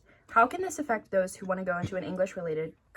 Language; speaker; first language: English; native; English